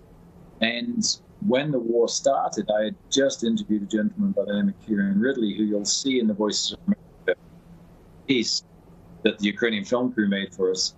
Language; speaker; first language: English; native; English